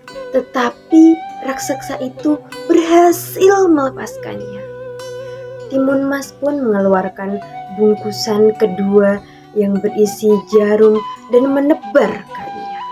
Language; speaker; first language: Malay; non-native, local second language; Javanese